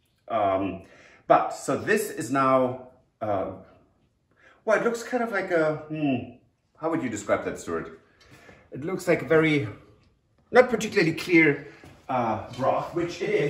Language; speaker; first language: English; non-native, fluent; German